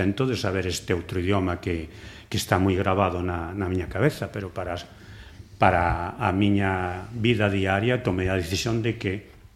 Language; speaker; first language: Galician; non-native, local second language; Spanish